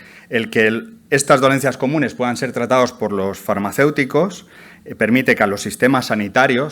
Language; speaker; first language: Spanish; native; Spanish